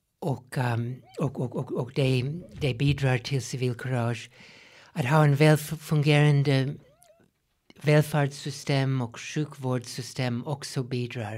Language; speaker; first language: Swedish; non-native, fluent; English